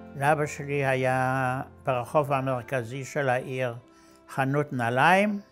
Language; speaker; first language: Hebrew; non-native, fluent; German